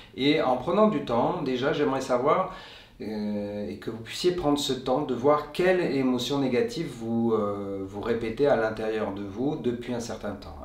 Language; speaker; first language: French; native; French